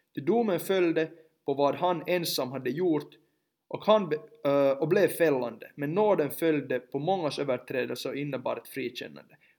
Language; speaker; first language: Swedish; native; Swedish